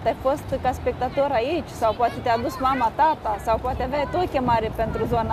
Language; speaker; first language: Romanian; native; Romanian